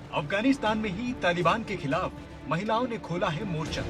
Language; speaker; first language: Hindi; native; Hindi